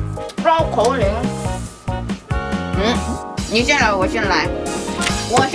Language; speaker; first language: Chinese; non-native, fluent; Korean